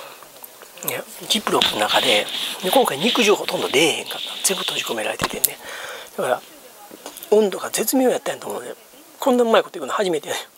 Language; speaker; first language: Japanese; native; Japanese